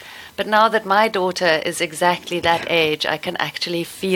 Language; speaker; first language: English; native; English